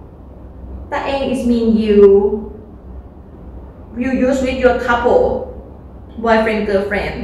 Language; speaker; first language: English; non-native, learner; Thai